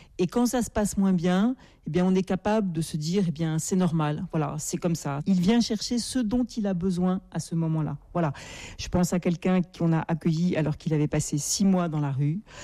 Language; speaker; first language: French; native; French